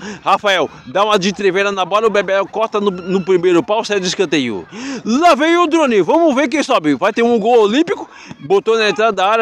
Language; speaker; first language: Portuguese; native; Portuguese